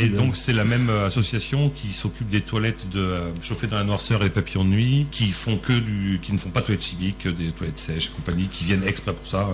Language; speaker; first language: French; native; French